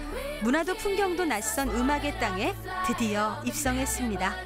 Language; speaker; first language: Korean; native; Korean